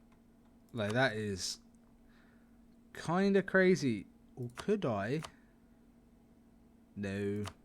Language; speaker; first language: English; native; English